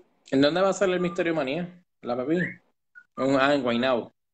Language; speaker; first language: Spanish; native; Spanish